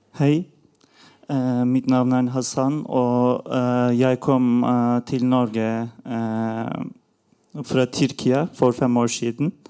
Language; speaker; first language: Norwegian; non-native, learner; Turkish